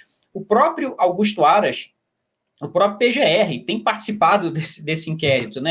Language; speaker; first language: Portuguese; native; Portuguese